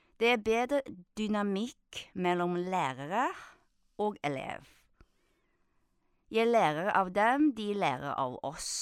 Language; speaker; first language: Norwegian; non-native, fluent; Chinese